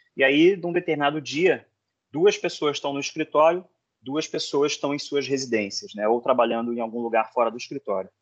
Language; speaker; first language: Portuguese; native; Portuguese